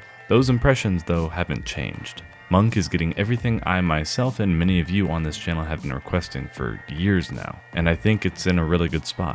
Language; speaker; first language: English; native; English